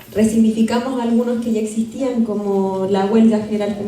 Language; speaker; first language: Spanish; native; Spanish